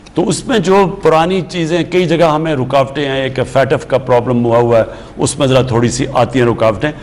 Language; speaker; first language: Urdu; native; Urdu